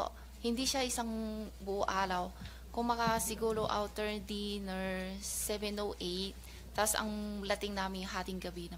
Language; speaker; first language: Filipino; non-native, learner; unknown